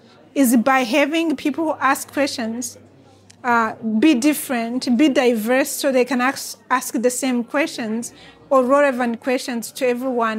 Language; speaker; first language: English; non-native, fluent; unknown